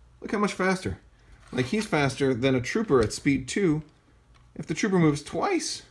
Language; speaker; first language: English; native; English